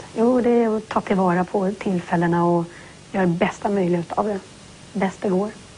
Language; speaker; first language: Swedish; native; Swedish